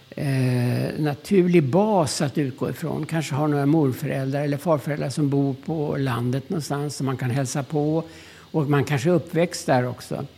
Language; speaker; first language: Swedish; early bilingual, other home language; German